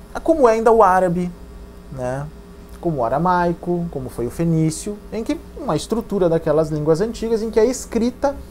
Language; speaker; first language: Portuguese; native; Portuguese